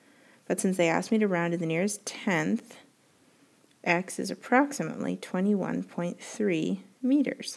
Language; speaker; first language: English; native; English